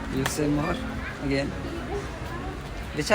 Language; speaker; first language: English; non-native, learner; Urdu